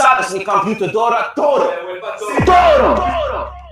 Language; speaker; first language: Spanish; non-native, learner; English